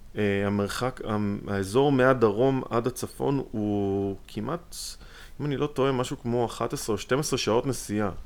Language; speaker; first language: Hebrew; native; Hebrew